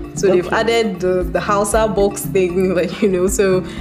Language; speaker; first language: English; non-native, local second language; Hausa